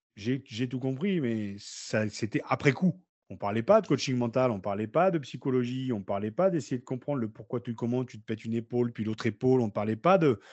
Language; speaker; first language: French; native; French